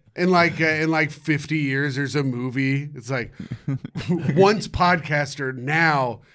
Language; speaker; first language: English; native; English